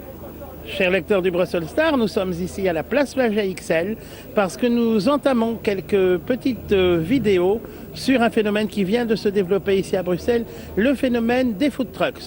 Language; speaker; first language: French; native; French